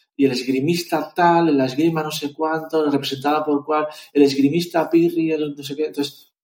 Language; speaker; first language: Spanish; native; Spanish